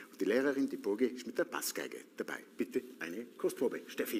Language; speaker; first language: German; native; German